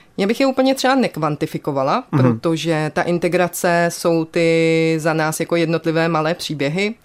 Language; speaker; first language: Czech; native; Czech